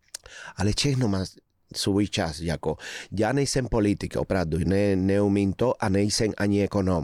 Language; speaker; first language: Czech; non-native, fluent; Spanish